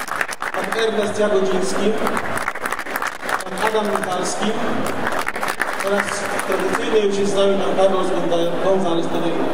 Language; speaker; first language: Polish; native; Polish